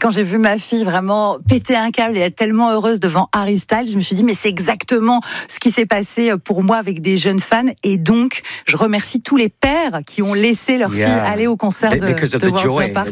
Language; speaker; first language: French; native; French